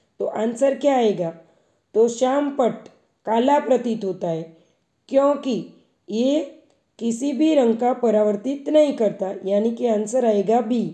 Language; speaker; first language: Hindi; non-native, local second language; Gujarati